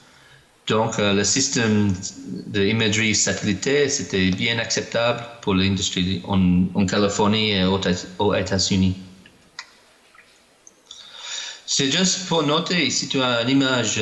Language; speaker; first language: French; non-native, learner; English